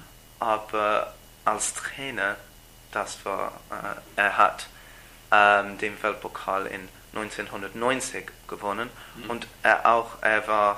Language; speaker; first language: German; non-native, learner; English